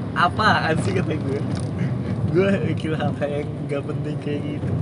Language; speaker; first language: Indonesian; non-native, local second language; Sundanese